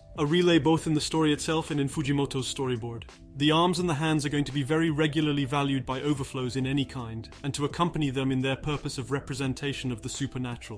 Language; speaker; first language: English; non-native, fluent; French